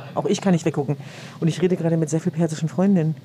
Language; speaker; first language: German; native; German